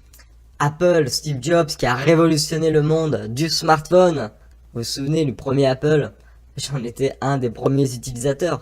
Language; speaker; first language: French; native; French